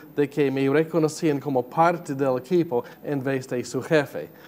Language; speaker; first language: Spanish; non-native, fluent; English